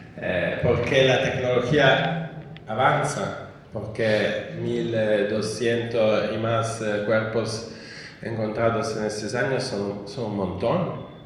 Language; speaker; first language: Spanish; non-native, fluent; Italian